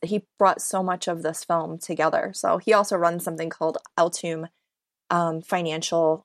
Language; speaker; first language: English; native; English